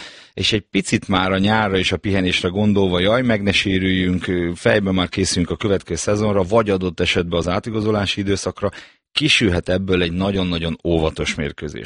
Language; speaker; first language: Hungarian; native; Hungarian